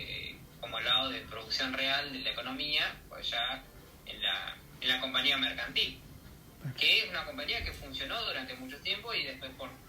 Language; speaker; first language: Spanish; native; Spanish